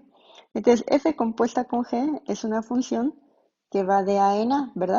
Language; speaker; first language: Spanish; native; Spanish